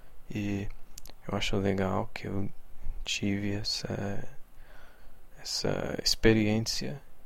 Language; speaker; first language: Portuguese; non-native, fluent; English